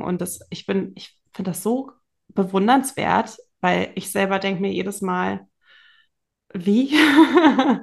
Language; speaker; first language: German; native; German